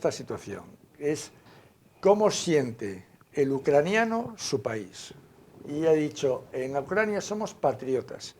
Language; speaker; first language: Spanish; native; Spanish